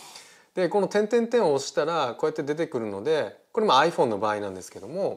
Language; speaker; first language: Japanese; native; Japanese